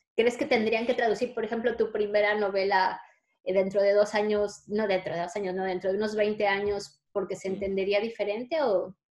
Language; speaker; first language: Spanish; native; Spanish